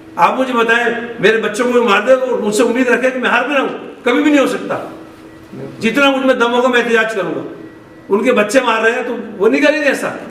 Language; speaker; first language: Urdu; native; Urdu